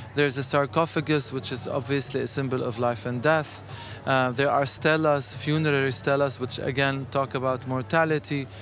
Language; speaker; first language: English; non-native, fluent; Arabic